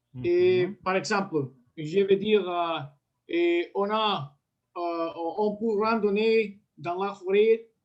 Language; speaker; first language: French; non-native, learner; Spanish